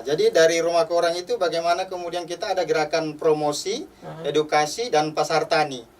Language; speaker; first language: Indonesian; native; Indonesian